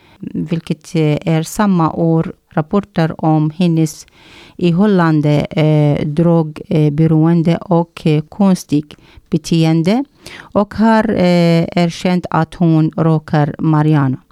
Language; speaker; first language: Swedish; non-native, learner; Arabic